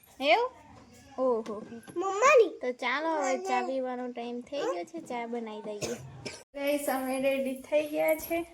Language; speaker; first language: Gujarati; native; Gujarati